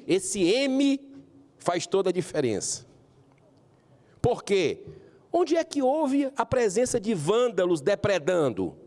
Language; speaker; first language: Portuguese; native; Portuguese